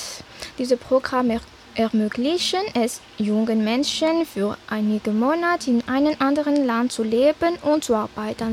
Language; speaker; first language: German; non-native, fluent; Malagasy